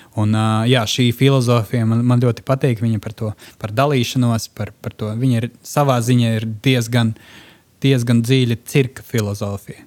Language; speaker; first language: Latvian; non-native, local second language; Russian